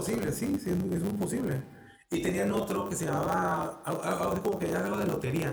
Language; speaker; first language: Spanish; native; Spanish